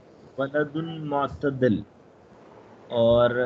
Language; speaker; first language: Arabic; non-native, learner; Urdu